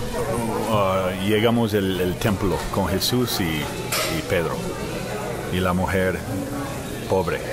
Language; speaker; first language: Spanish; non-native, fluent; English